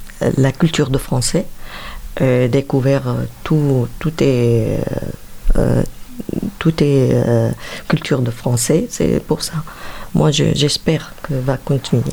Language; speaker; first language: French; non-native, learner; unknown